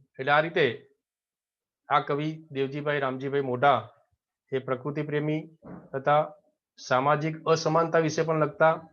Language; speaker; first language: Gujarati; native; Gujarati